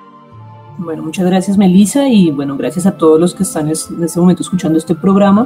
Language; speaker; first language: Spanish; native; Spanish